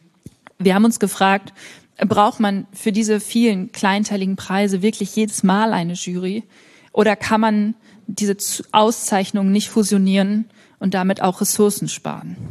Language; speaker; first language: German; native; German